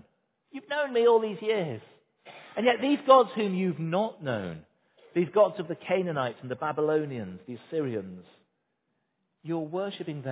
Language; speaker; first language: English; native; English